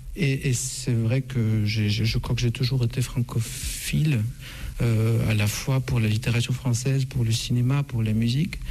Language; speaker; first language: French; non-native, fluent; Russian